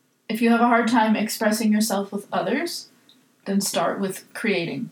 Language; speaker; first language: English; native; English